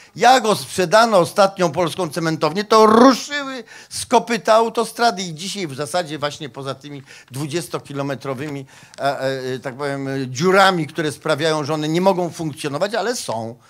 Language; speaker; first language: Polish; native; Polish